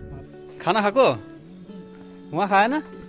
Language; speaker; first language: Hindi; non-native, local second language; Nepali